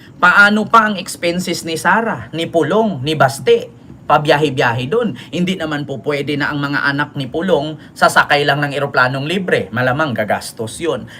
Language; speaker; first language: Filipino; native; Filipino